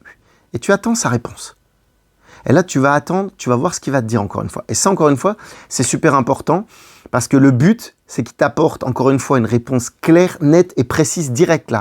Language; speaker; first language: French; native; French